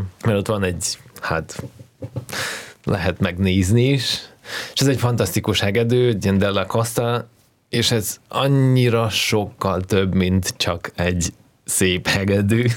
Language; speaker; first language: Hungarian; non-native, fluent; Russian